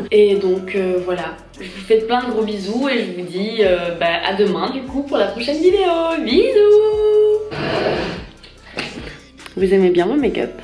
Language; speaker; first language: French; native; French